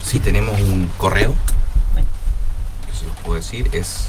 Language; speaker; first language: Spanish; native; Spanish